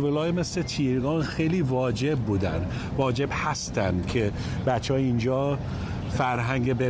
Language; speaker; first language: Persian; early bilingual, heritage; English